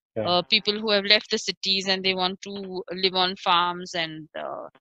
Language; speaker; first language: English; non-native, local second language; Marathi